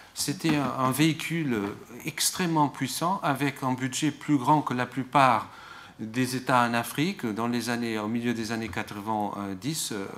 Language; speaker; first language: French; non-native, fluent; Portuguese